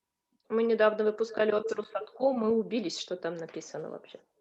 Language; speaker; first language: Russian; native; Russian